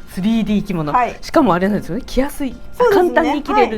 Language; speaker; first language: Japanese; native; Japanese